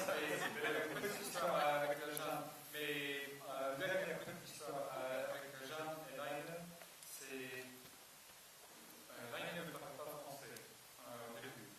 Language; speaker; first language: French; non-native, fluent; Estonian